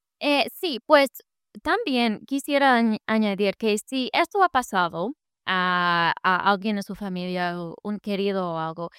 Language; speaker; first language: Spanish; non-native, fluent; English